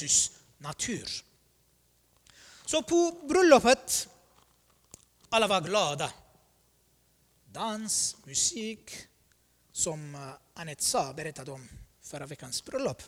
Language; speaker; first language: Swedish; non-native, fluent; Armenian